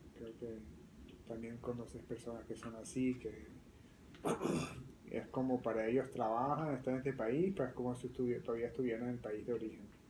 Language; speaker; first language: Spanish; early bilingual, other home language; French